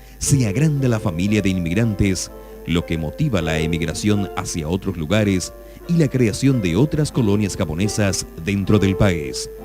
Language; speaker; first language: Spanish; native; Spanish